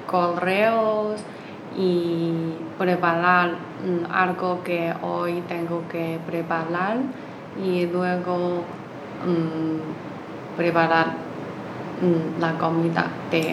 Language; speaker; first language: Spanish; non-native, learner; Chinese